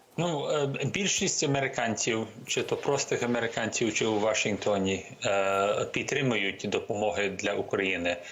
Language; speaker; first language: Ukrainian; early bilingual, heritage; Ukrainian